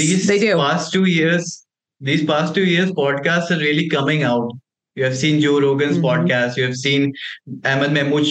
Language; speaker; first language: English; non-native, local second language; Hindi